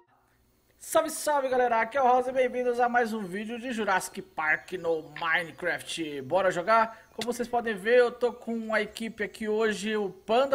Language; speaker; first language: Portuguese; native; Portuguese